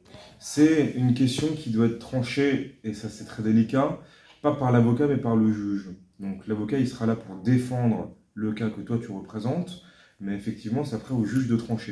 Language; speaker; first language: French; native; French